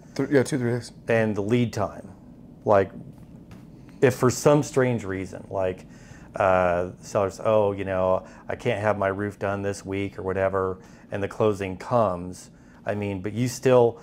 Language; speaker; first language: English; native; English